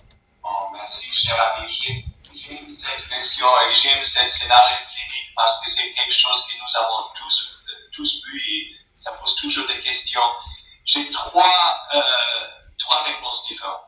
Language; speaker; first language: French; non-native, fluent; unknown